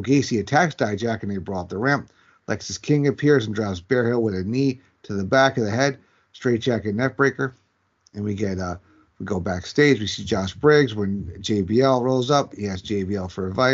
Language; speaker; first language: English; native; English